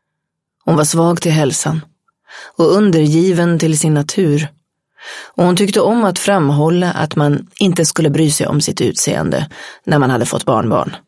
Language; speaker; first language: Swedish; native; Swedish